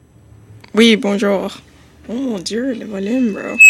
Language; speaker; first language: French; non-native, learner; English